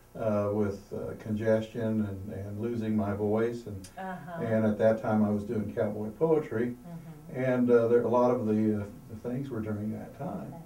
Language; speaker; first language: English; native; English